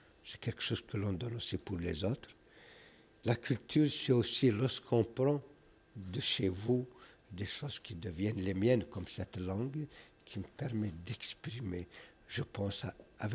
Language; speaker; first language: French; non-native, local second language; Kabyle